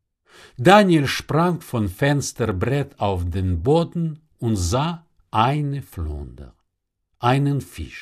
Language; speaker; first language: German; non-native, fluent; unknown